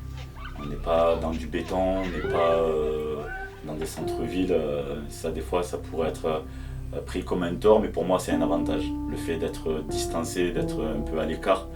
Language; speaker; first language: French; native; French